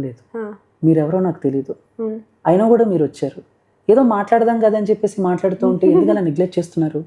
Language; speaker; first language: Telugu; native; Telugu